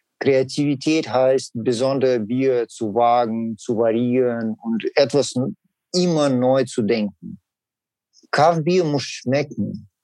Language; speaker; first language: German; non-native, learner; Russian